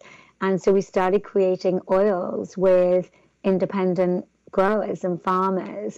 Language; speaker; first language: English; native; English